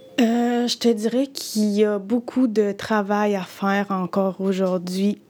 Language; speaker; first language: French; early bilingual, other home language; Spanish